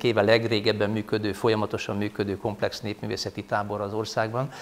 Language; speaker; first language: Hungarian; native; Hungarian